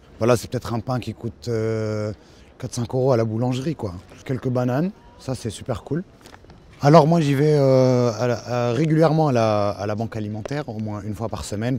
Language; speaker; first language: French; non-native, local second language; Arabic